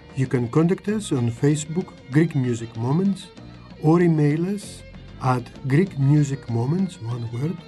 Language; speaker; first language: English; non-native, fluent; Greek